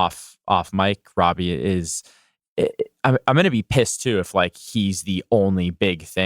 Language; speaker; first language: English; native; English